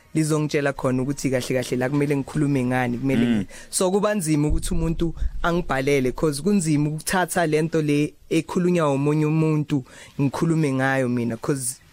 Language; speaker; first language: Zulu; native; Zulu